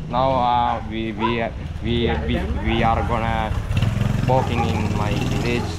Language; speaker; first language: English; non-native, learner; Sinhala